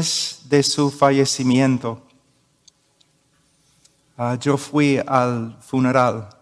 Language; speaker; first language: Spanish; non-native, fluent; English